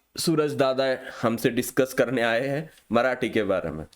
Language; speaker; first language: Hindi; non-native, local second language; Marathi